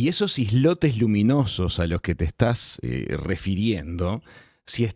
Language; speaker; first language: Spanish; native; Spanish